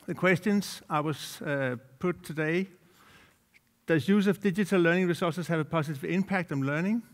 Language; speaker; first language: English; non-native, fluent; Danish